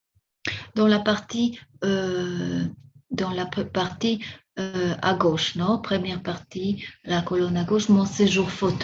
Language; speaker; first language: French; non-native, fluent; Spanish